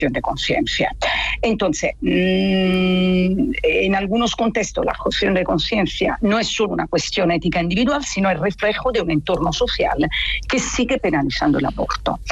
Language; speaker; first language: Spanish; non-native, fluent; Italian